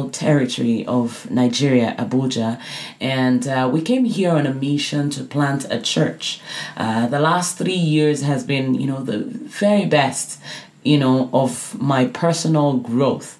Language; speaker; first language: English; non-native, local second language; Yoruba